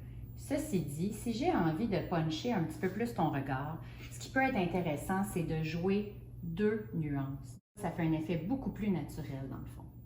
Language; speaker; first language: French; native; French